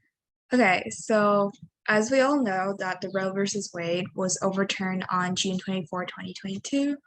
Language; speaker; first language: English; native; English